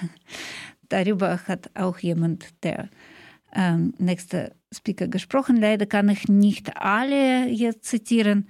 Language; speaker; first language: German; non-native, fluent; Ukrainian